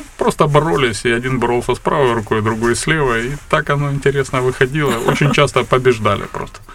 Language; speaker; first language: Russian; native; Russian